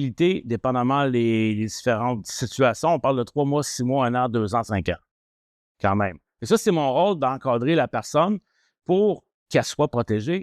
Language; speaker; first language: French; native; French